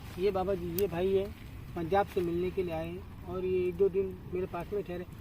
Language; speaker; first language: Hindi; native; Hindi